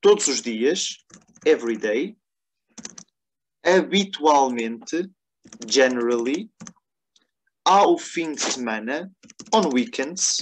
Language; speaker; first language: Portuguese; non-native, fluent; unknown